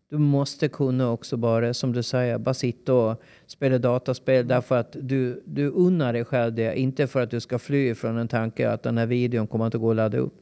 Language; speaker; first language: Swedish; native; Swedish